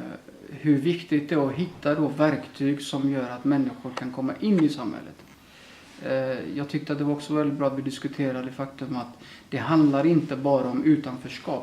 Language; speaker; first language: Swedish; early bilingual, other home language; Somali